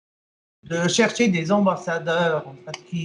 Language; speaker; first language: French; non-native, fluent; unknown